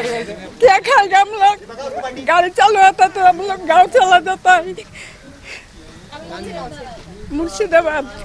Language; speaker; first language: Hindi; non-native, local second language; Bangla